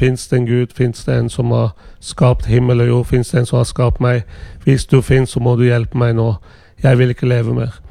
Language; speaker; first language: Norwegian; early bilingual, other home language; Persian